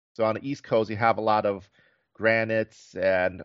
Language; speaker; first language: English; native; English